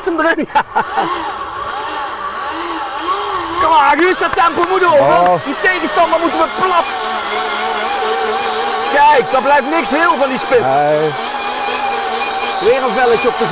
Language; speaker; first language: Dutch; native; Dutch